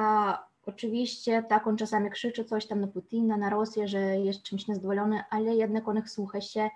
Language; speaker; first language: Polish; non-native, fluent; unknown